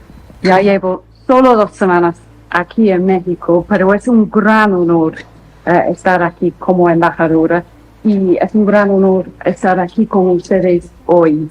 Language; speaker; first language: Spanish; non-native, fluent; English